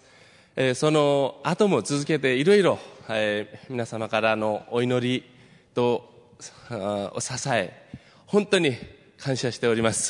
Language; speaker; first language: Japanese; non-native, fluent; Nepali